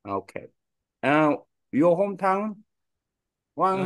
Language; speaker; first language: English; non-native, learner; Korean